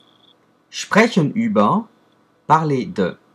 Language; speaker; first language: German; non-native, fluent; French